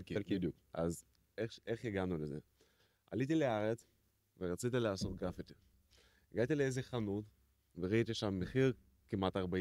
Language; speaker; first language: Hebrew; non-native, fluent; Russian